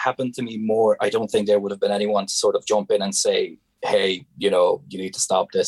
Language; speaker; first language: English; non-native, fluent; Hungarian